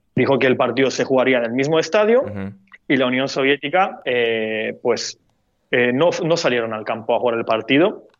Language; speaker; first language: Spanish; non-native, fluent; Turkish